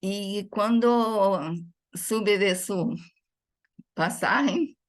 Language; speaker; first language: Spanish; non-native, fluent; Portuguese